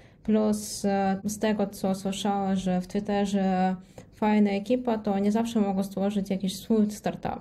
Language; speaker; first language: Polish; non-native, fluent; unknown